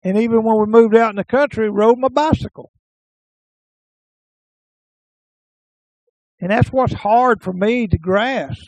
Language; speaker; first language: English; native; English